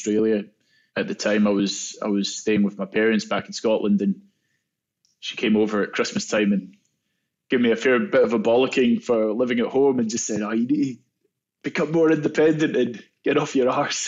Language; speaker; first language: English; native; English